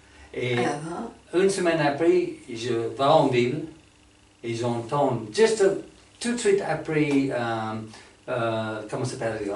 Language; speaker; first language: French; non-native, fluent; English